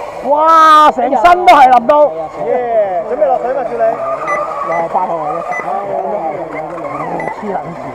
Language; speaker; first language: Cantonese; native; Cantonese